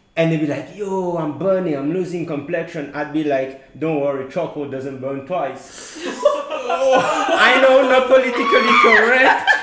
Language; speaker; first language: English; non-native, fluent; Morisyen